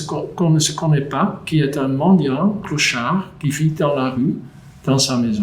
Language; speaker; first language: French; non-native, local second language; Dutch